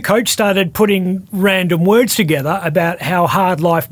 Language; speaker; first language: English; native; English